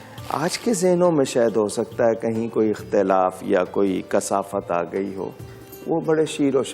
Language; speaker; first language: Urdu; native; Urdu